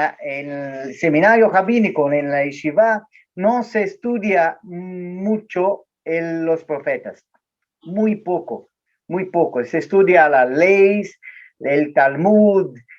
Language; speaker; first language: Spanish; non-native, learner; Portuguese